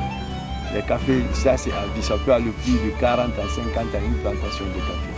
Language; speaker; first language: French; non-native, local second language; Fula